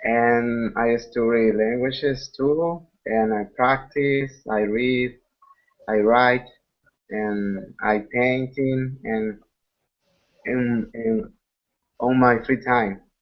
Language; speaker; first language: English; non-native, learner; Spanish